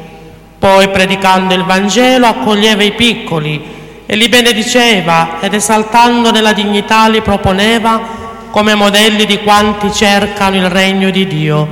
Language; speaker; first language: Italian; native; Italian